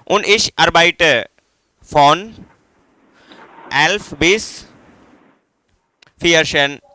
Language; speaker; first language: German; non-native, learner; Hindi